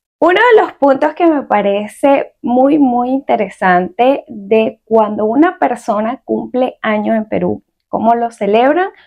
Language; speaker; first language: Spanish; native; Spanish